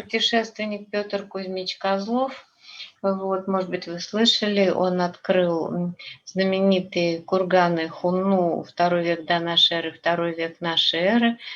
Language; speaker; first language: Russian; native; Russian